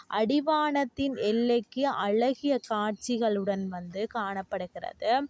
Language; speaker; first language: Tamil; native; Tamil